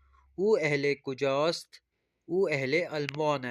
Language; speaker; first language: Persian; non-native, fluent; Urdu